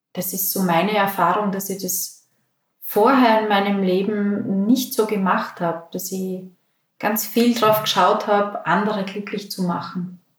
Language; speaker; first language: German; native; German